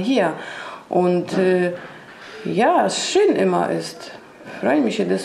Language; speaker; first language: German; non-native, learner; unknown